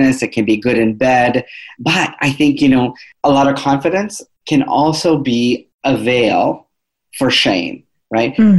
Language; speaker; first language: English; native; English